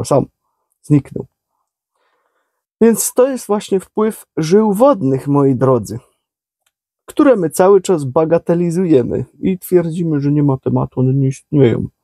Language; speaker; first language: Polish; native; Polish